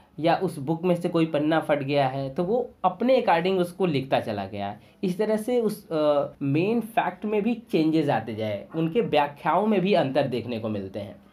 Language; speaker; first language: Hindi; native; Hindi